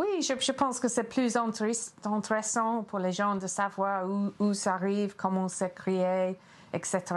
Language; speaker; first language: French; non-native, fluent; English